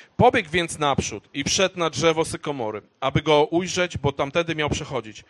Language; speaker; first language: Polish; native; Polish